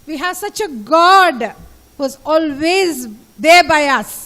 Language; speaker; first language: English; non-native, local second language; Telugu